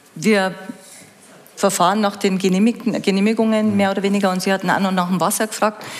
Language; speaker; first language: German; native; German